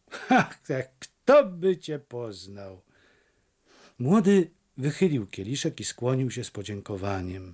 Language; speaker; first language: Polish; native; Polish